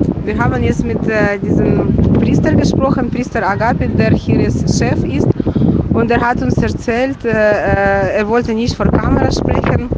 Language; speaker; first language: German; non-native, fluent; Ukrainian